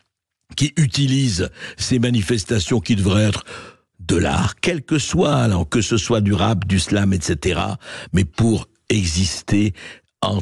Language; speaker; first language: French; native; French